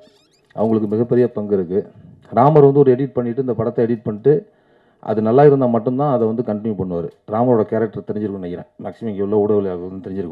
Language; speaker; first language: Tamil; native; Tamil